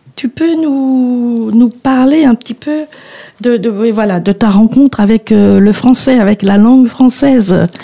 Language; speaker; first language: French; native; French